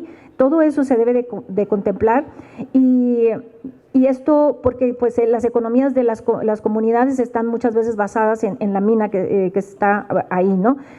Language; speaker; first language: Spanish; native; Spanish